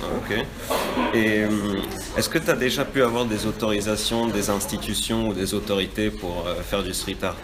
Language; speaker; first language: French; native; French